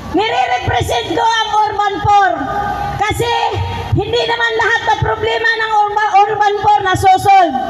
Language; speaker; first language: Filipino; non-native, local second language; Waray